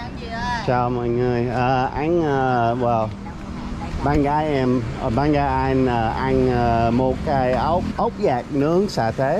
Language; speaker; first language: Vietnamese; non-native, learner; English